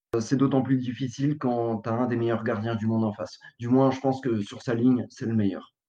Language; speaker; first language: French; native; French